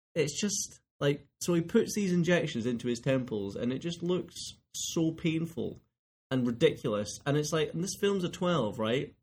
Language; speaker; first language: English; native; English